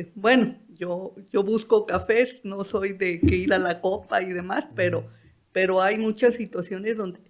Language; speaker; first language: Spanish; native; Spanish